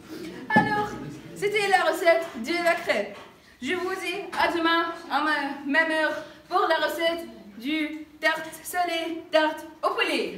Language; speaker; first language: French; non-native, learner; Arabic